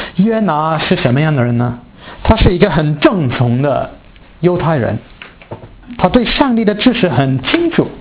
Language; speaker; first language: Chinese; non-native, fluent; English